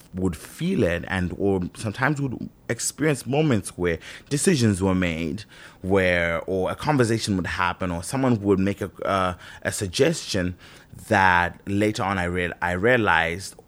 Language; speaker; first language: English; non-native, local second language; Shona